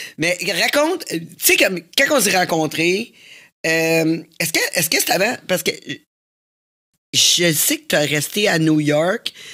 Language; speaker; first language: French; native; French